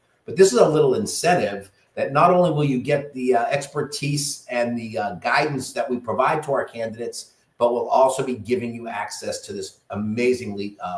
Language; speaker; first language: English; native; English